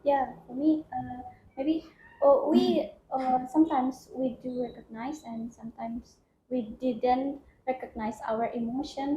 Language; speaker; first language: English; non-native, learner; Indonesian